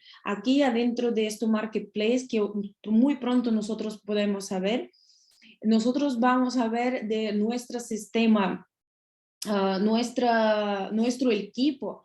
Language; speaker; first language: Spanish; non-native, learner; Russian